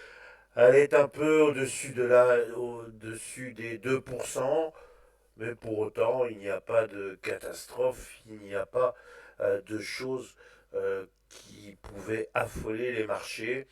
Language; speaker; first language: French; native; French